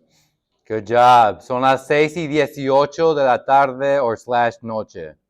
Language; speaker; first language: Spanish; non-native, fluent; English